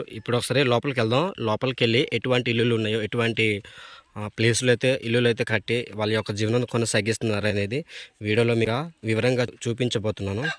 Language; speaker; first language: Telugu; non-native, local second language; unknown